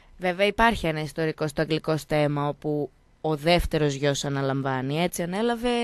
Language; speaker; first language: Greek; native; Greek